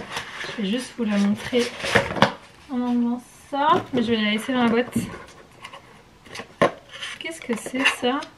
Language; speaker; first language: French; native; French